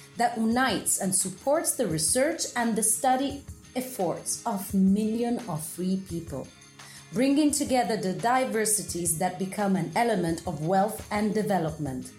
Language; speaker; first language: English; non-native, fluent; Italian